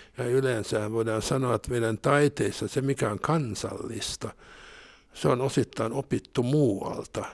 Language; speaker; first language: Finnish; non-native, local second language; Swedish